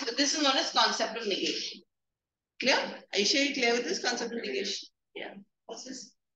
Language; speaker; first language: English; non-native, local second language; Hindi